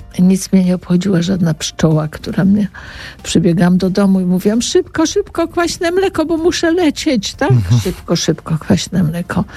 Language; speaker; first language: Polish; native; Polish